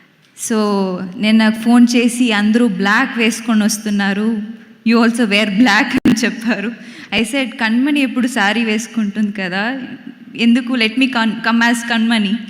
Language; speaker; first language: Telugu; non-native, local second language; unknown